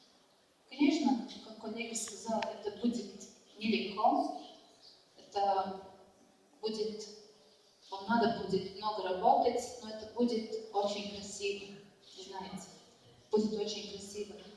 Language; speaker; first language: Russian; non-native, fluent; Latvian